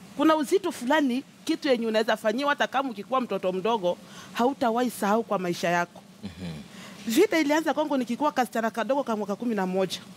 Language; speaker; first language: Swahili; native; Swahili